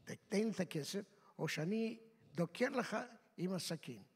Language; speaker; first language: Hebrew; non-native, fluent; Yiddish